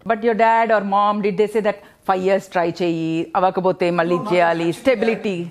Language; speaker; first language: English; non-native, local second language; Telugu